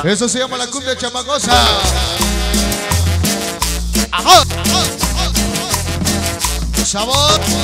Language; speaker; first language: Spanish; native; Spanish